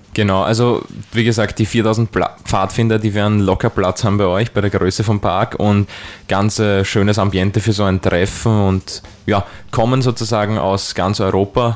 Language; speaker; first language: German; native; German